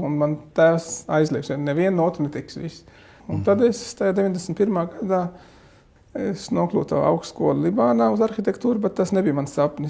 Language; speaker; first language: Latvian; non-native, fluent; Arabic